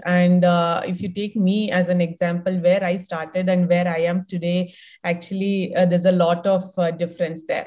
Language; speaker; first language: English; non-native, local second language; Kannada